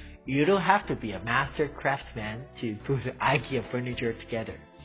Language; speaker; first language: English; non-native, fluent; Chinese